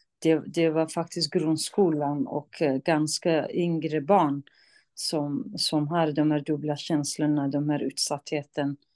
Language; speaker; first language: Swedish; non-native, fluent; Kurdish